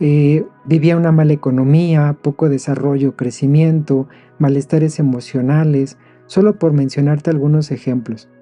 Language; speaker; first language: Spanish; native; Spanish